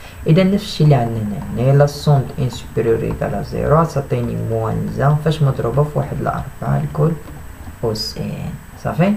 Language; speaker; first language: Arabic; native; Arabic